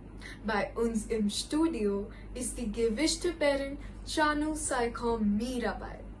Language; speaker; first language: German; non-native, learner; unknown